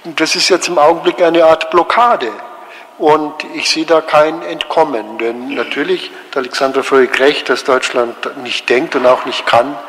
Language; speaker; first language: German; native; German